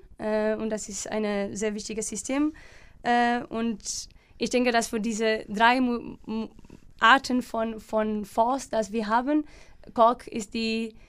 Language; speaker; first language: German; non-native, learner; Portuguese